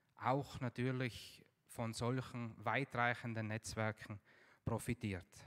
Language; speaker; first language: German; native; German